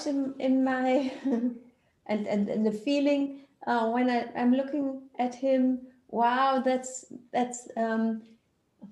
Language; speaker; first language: English; non-native, learner; German